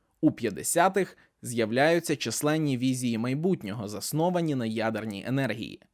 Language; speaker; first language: Ukrainian; native; Ukrainian